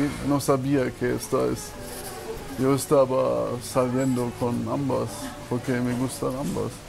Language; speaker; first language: Spanish; non-native, learner; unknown